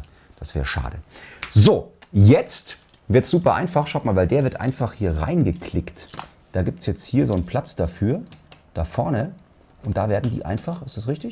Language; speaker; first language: German; native; German